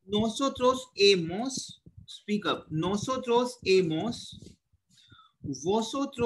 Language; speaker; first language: Spanish; non-native, learner; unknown